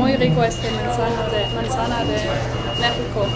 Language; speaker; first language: Spanish; non-native, learner; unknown